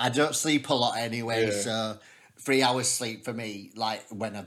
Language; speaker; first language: English; native; English